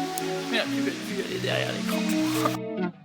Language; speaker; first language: French; native; French